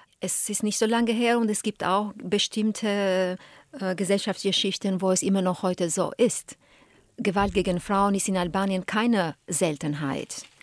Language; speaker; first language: German; non-native, fluent; Albanian